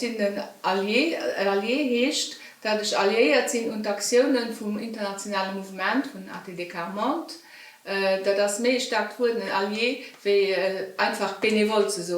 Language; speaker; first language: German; non-native, local second language; Luxembourgish